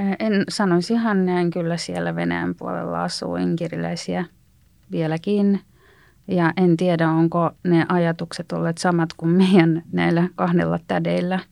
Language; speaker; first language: Finnish; early bilingual, heritage; Finnish